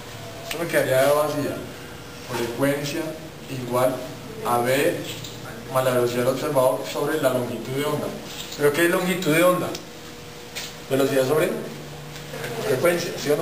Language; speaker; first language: Spanish; native; Spanish